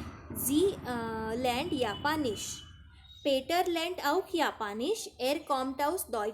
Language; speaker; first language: German; non-native, fluent; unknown